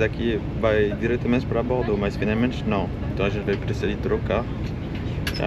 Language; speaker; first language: Portuguese; non-native, fluent; French